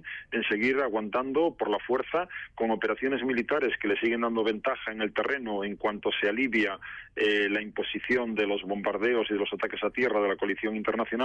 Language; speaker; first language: Spanish; native; Spanish